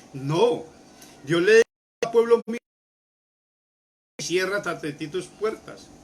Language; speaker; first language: Spanish; native; Spanish